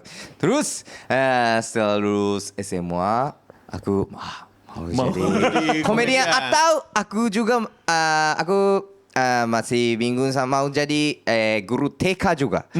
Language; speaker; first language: Indonesian; non-native, learner; Japanese